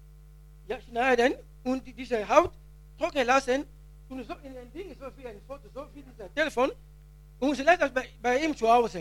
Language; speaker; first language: German; non-native, learner; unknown